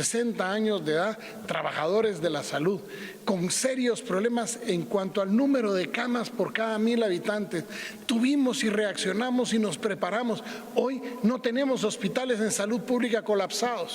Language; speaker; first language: Spanish; native; Spanish